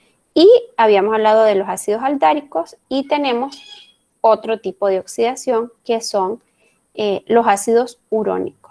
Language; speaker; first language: Spanish; native; Spanish